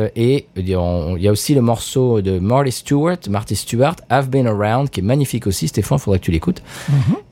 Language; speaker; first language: French; native; French